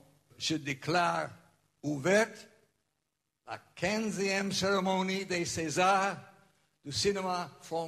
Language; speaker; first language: French; non-native, fluent; English